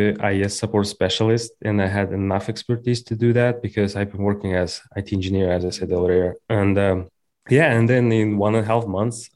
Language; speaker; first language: English; non-native, fluent; Kazakh